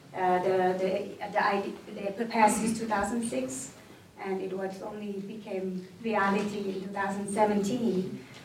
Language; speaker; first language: English; non-native, fluent; Thai